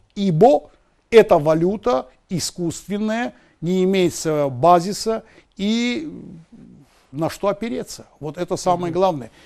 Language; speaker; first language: Russian; non-native, local second language; Azerbaijani